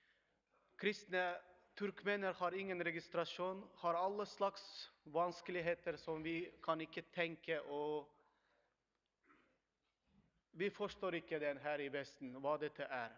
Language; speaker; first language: Swedish; non-native, learner; Turkmen